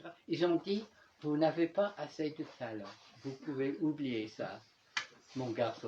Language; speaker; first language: French; non-native, fluent; English